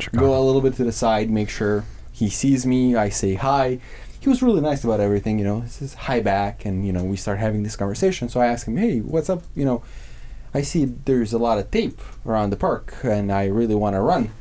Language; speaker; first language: English; non-native, fluent; Serbian